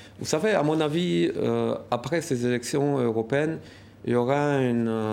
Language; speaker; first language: French; non-native, fluent; Romanian